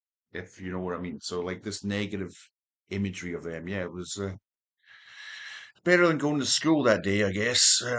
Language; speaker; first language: English; native; English